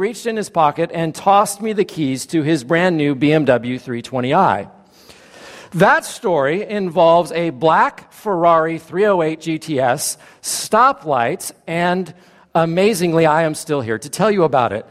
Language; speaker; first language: English; native; English